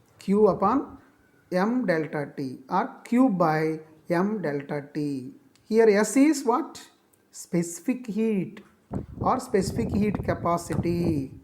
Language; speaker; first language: English; non-native, local second language; Telugu